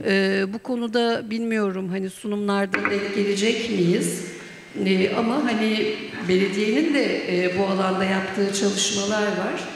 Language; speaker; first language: Turkish; native; Turkish